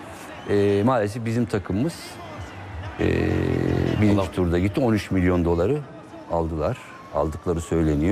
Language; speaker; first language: Turkish; native; Turkish